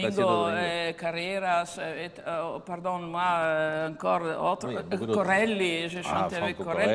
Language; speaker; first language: French; non-native, fluent; Italian